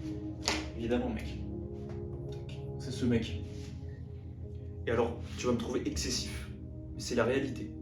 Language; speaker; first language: French; native; French